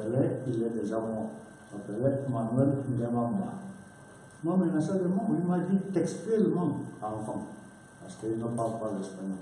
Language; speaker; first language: French; non-native, learner; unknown